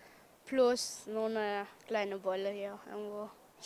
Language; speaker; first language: German; early bilingual, other home language; Persian